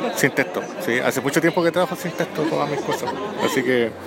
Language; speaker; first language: Spanish; native; Spanish